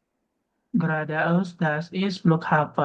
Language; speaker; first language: German; non-native, learner; Indonesian